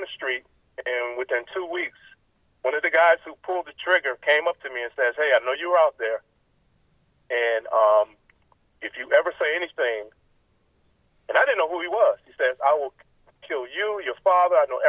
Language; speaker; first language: English; native; English